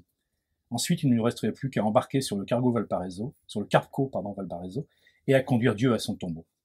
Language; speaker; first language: French; native; French